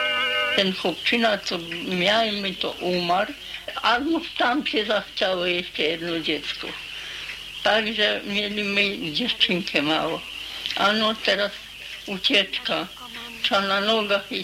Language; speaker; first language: Polish; early bilingual, heritage; Polish